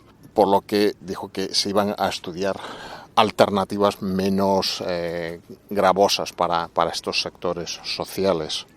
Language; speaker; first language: Spanish; native; Spanish